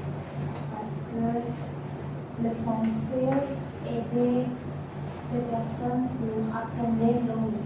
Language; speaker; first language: French; non-native, learner; Indonesian